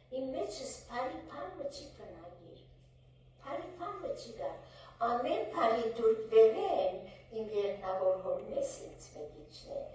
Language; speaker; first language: Armenian; early bilingual, heritage; Armenian